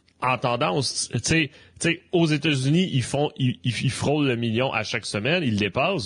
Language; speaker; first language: French; native; French